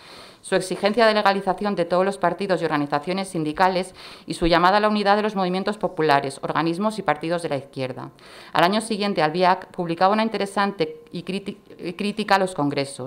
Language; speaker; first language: Spanish; native; Spanish